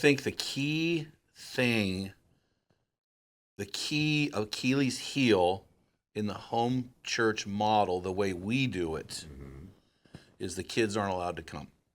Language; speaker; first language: English; native; English